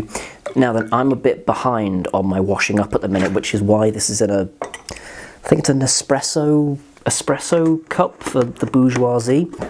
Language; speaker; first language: English; native; English